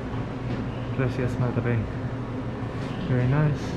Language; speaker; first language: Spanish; non-native, learner; English